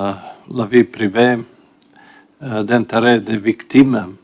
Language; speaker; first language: French; non-native, learner; Bosnian